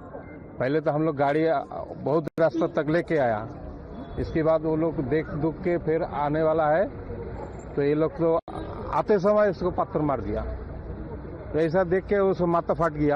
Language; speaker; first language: Hindi; non-native, local second language; Bangla